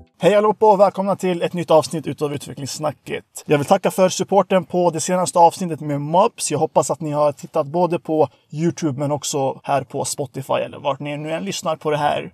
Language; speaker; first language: Swedish; early bilingual, other home language; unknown